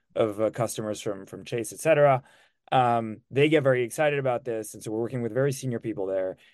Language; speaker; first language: English; non-native, fluent; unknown